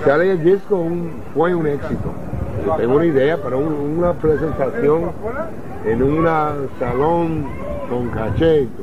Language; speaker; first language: Spanish; non-native, learner; English